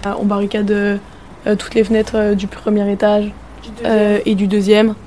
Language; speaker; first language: French; native; French